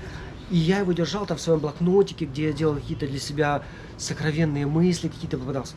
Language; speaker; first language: Russian; native; Russian